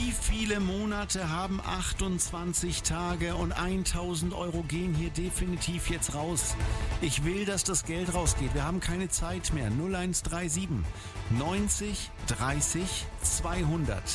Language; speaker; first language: German; native; German